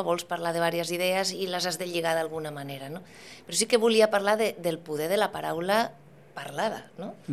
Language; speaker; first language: Catalan; non-native, local second language; Spanish